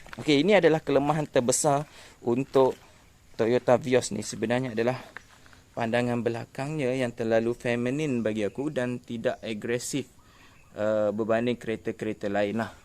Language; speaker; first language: Malay; native; Malay